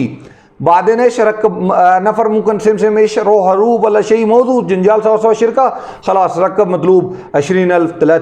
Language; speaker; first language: Arabic; non-native, learner; Urdu